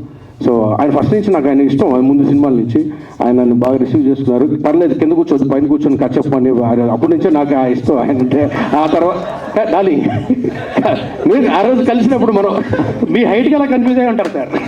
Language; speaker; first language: Telugu; native; Telugu